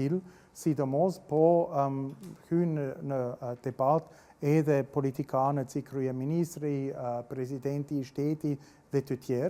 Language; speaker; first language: Albanian; non-native, fluent; German